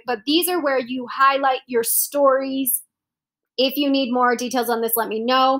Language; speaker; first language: English; native; English